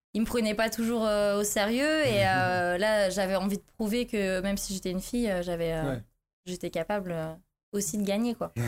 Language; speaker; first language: French; native; French